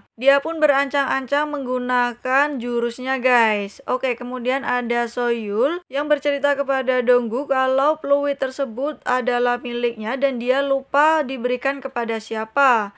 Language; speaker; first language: Indonesian; native; Indonesian